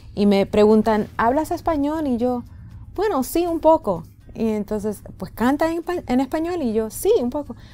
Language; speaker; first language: Spanish; early bilingual, other home language; English